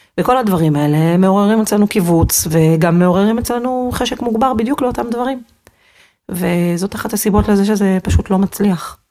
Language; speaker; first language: Hebrew; native; Hebrew